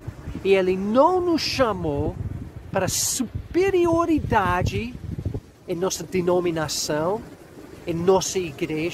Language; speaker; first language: Portuguese; non-native, fluent; English